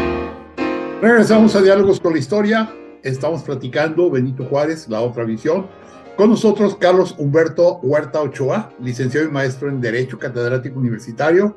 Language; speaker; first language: Spanish; native; Spanish